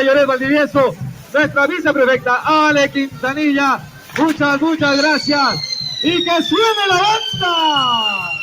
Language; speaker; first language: Spanish; native; Spanish